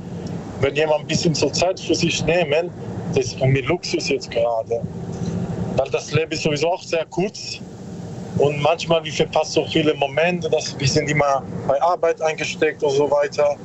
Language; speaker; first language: German; non-native, learner; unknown